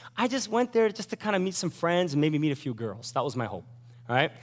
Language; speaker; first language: English; early bilingual, other home language; Korean